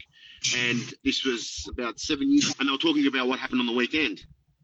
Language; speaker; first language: English; native; English